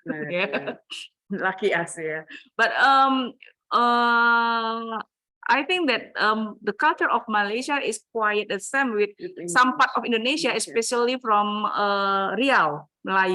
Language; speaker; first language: English; non-native, fluent; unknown